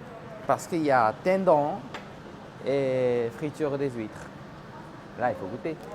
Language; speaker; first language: French; non-native, fluent; Japanese